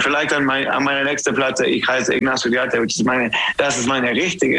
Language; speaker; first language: German; non-native, fluent; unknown